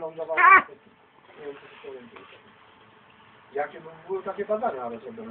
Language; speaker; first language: Polish; native; Polish